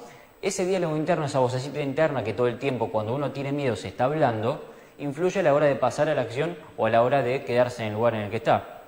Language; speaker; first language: Spanish; native; Spanish